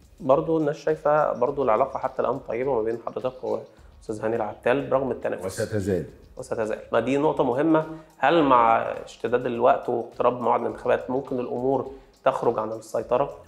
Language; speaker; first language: Arabic; native; Arabic